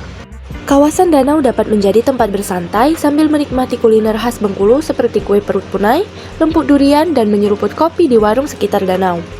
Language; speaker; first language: Indonesian; native; Indonesian